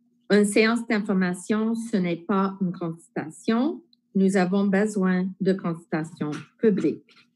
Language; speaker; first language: French; non-native, fluent; English